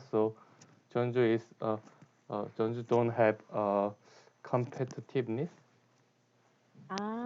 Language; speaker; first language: English; non-native, learner; Korean